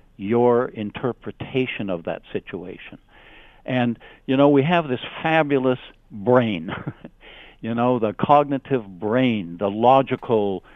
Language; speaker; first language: English; native; English